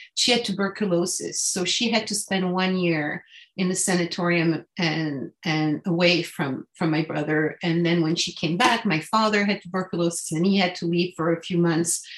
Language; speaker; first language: English; non-native, fluent; French